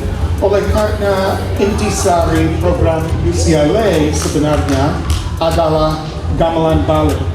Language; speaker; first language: Indonesian; non-native, fluent; English